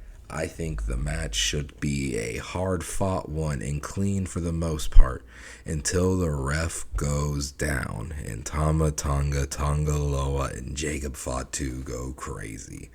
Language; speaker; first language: English; native; English